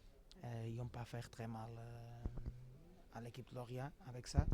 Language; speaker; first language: French; non-native, learner; Portuguese